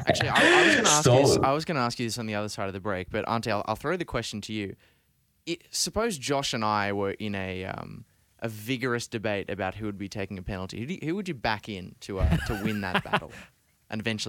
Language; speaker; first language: English; native; English